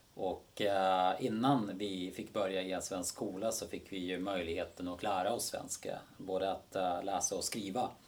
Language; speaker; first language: Swedish; early bilingual, other home language; Bosnian